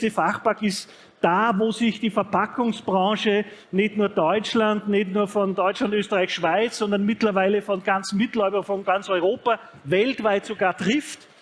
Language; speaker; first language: German; native; German